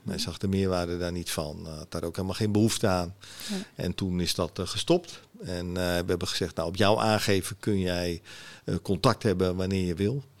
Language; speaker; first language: Dutch; early bilingual, other home language; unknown